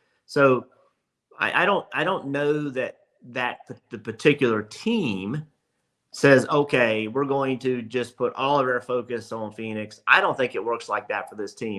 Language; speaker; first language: English; native; English